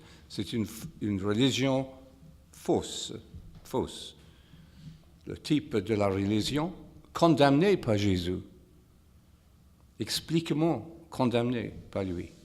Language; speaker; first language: French; non-native, fluent; English